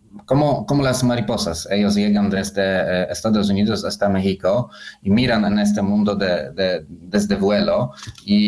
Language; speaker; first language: Spanish; non-native, learner; Polish